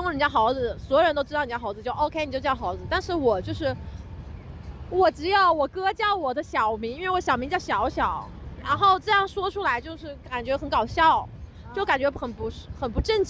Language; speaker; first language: Chinese; native; Chinese